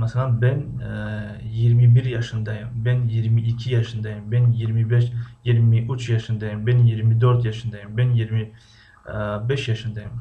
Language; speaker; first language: Turkish; non-native, fluent; Tajik